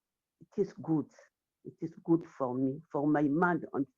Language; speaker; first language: English; non-native, learner; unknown